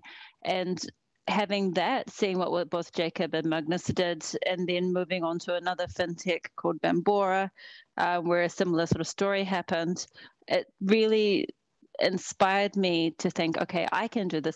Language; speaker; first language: English; native; English